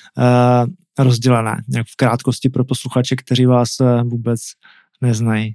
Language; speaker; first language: Czech; native; Czech